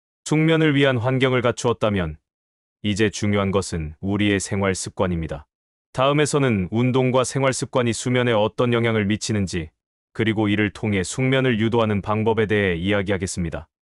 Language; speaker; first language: Korean; native; Korean